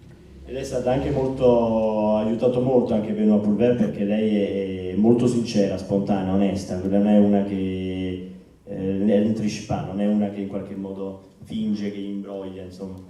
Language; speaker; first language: Italian; native; Italian